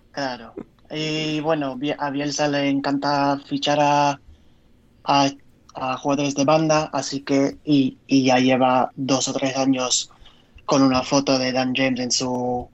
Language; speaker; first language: Spanish; non-native, fluent; English